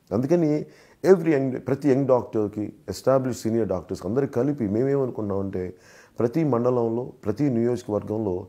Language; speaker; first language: Telugu; native; Telugu